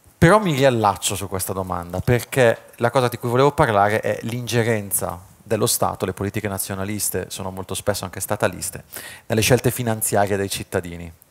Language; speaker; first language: Italian; native; Italian